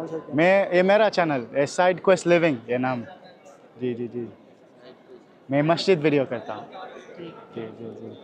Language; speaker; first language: Hindi; early bilingual, heritage; English